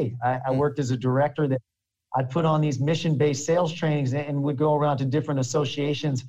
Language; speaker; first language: English; native; English